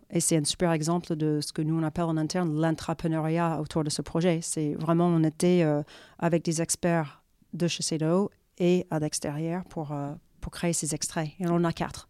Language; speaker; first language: French; non-native, fluent; English